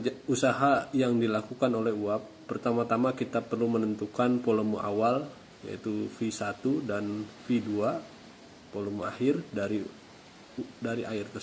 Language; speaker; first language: Indonesian; native; Indonesian